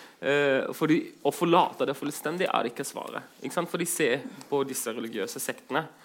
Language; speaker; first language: Norwegian; non-native, fluent; Arabic